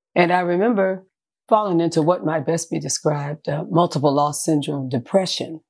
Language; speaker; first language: English; native; English